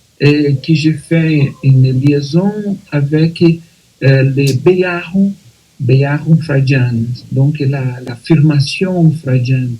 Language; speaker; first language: French; non-native, fluent; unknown